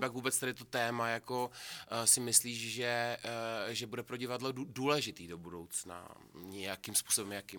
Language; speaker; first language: Czech; native; Czech